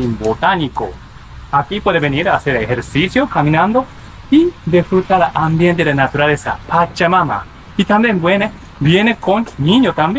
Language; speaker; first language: Spanish; non-native, learner; Japanese